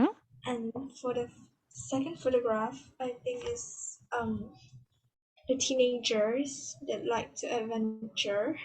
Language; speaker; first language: English; non-native, learner; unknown